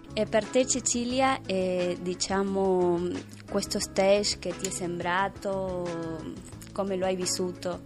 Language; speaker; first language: Italian; non-native, fluent; Spanish